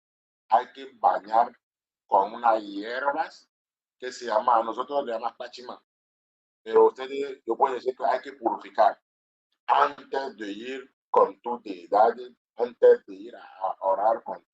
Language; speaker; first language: Spanish; non-native, learner; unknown